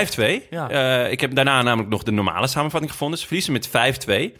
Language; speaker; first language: Dutch; native; Dutch